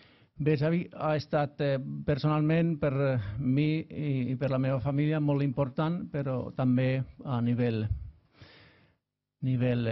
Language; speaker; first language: Catalan; non-native, fluent; Finnish